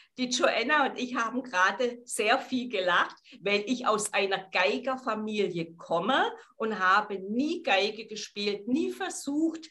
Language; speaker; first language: German; native; German